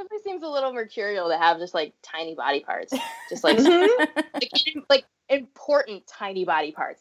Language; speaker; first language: English; native; English